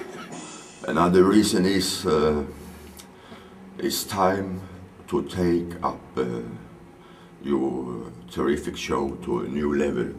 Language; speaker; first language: English; non-native, learner; Swedish